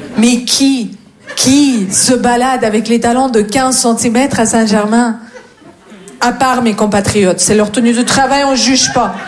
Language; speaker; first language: French; non-native, fluent; Russian